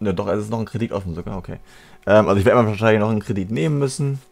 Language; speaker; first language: German; native; German